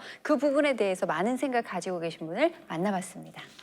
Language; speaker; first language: Korean; native; Korean